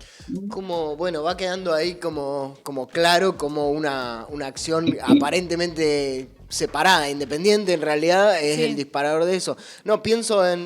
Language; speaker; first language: Spanish; native; Spanish